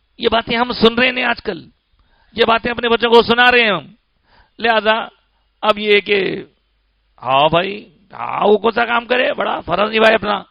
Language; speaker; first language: Urdu; native; Urdu